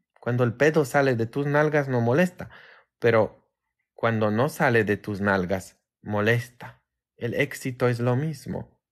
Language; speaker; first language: Spanish; non-native, fluent; Polish